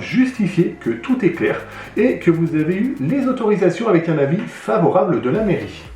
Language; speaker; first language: French; native; French